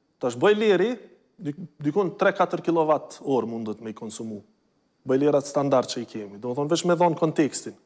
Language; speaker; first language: Albanian; native; Albanian